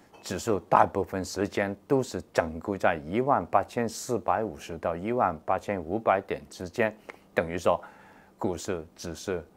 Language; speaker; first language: Chinese; non-native, local second language; Cantonese